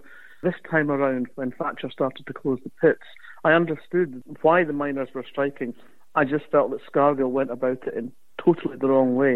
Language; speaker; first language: English; native; English